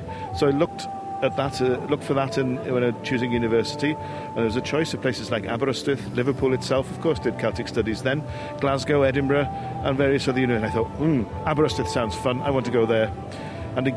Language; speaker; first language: English; native; English